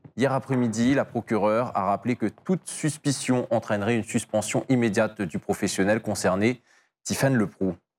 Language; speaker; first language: French; native; French